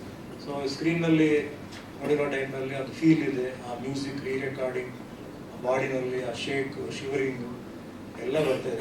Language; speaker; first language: Kannada; non-native, fluent; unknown